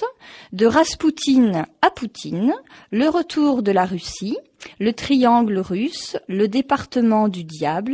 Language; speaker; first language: French; native; French